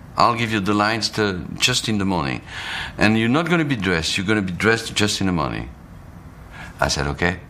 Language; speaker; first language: English; non-native, fluent; Arabic